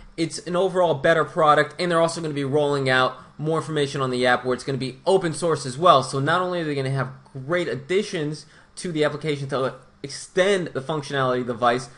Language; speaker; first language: English; non-native, fluent; Portuguese